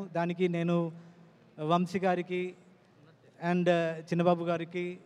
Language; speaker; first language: Telugu; non-native, learner; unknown